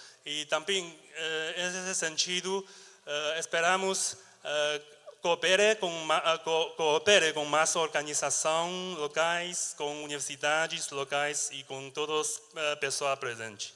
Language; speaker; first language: Portuguese; non-native, learner; Chinese